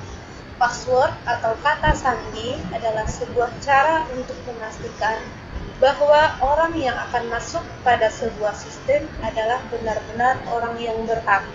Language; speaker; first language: Indonesian; native; Indonesian